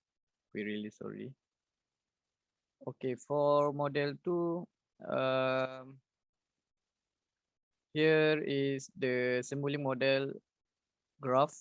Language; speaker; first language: English; non-native, learner; Malay